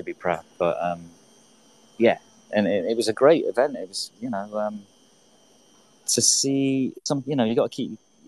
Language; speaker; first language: English; native; English